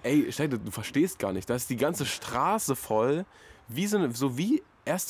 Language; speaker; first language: German; native; German